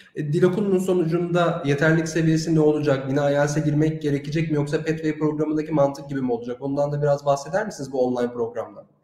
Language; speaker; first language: Turkish; native; Turkish